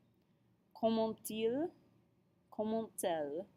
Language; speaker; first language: French; non-native, fluent; English